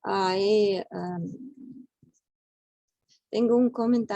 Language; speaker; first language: Spanish; non-native, fluent; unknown